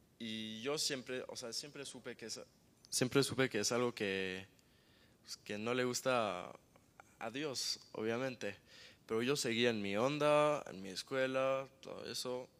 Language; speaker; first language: Spanish; early bilingual, heritage; Spanish